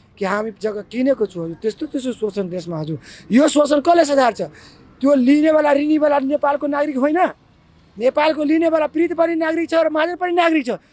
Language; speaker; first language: Nepali; non-native, local second language; Maithili